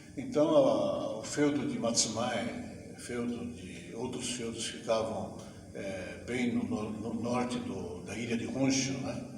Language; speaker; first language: Portuguese; early bilingual, other home language; Japanese